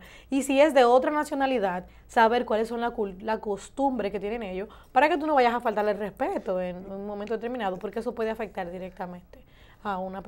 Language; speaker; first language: Spanish; native; Spanish